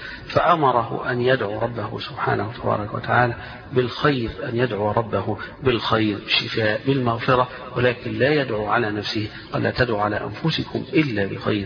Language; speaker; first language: Arabic; native; Arabic